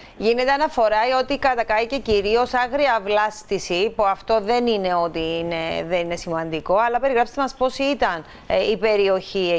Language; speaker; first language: Greek; native; Greek